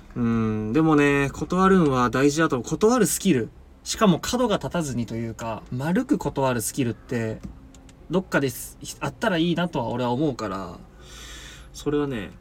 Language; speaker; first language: Japanese; native; Japanese